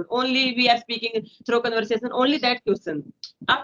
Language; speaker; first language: English; non-native, learner; Hindi